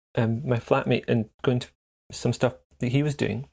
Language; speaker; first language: English; native; English